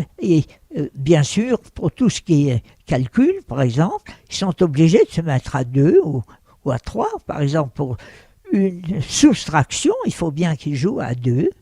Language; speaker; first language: French; early bilingual, other home language; Russian